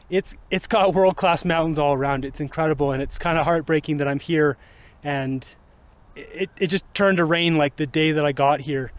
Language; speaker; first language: English; native; English